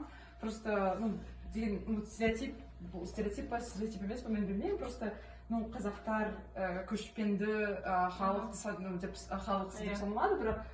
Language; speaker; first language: Kazakh; non-native, learner; Russian